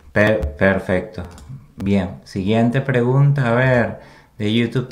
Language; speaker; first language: Spanish; native; Spanish